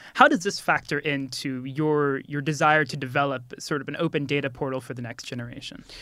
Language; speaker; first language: English; native; English